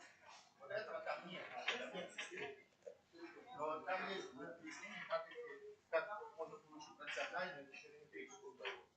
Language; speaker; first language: Russian; native; Russian